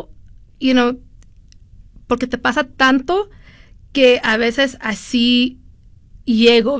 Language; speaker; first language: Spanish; early bilingual, heritage; Spanish